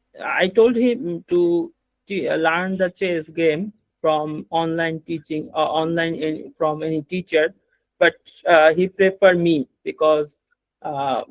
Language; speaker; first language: English; non-native, learner; Bangla